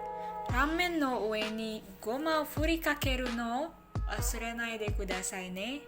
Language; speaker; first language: Japanese; non-native, learner; Indonesian